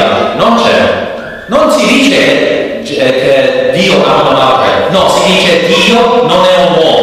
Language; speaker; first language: Italian; non-native, learner; English